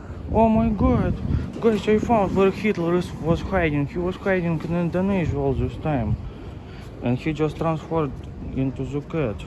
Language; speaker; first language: English; non-native, fluent; Russian